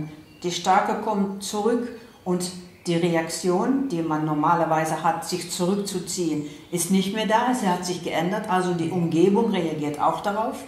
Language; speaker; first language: German; non-native, fluent; Dutch